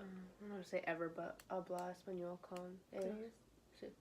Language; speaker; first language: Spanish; non-native, learner; English